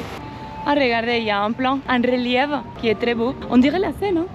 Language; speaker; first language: French; non-native, fluent; Spanish